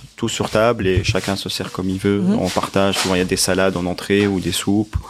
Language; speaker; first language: French; non-native, local second language; Arabic